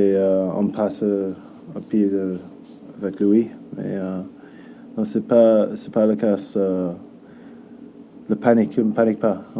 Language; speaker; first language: French; non-native, learner; English